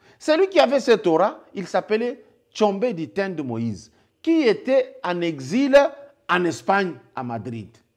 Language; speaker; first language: French; non-native, local second language; Lingala